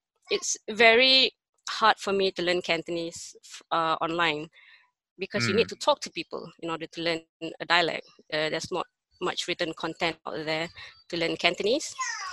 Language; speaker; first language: English; non-native, local second language; Malay